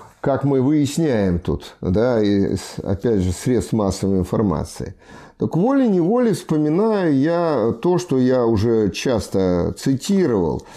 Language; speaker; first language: Russian; native; Russian